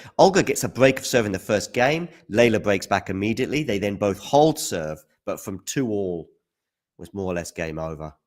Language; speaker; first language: English; native; English